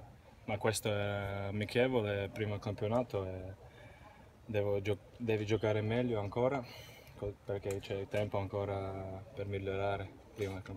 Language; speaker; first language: Italian; non-native, learner; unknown